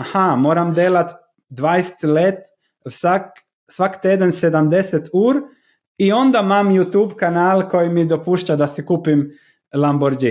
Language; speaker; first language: Slovenian; non-native, learner; Croatian